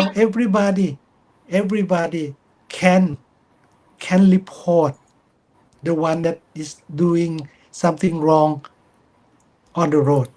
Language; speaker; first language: English; non-native, fluent; Thai